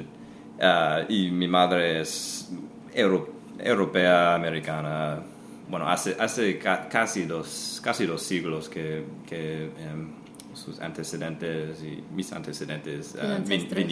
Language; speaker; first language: Spanish; non-native, fluent; English